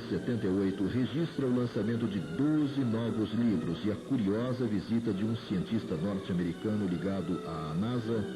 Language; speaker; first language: Portuguese; native; Portuguese